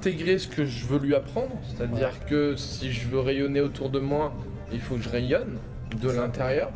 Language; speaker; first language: French; native; French